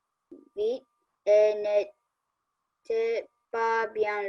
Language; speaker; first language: French; non-native, learner; Chinese